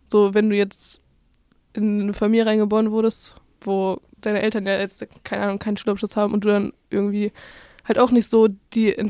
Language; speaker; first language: German; native; German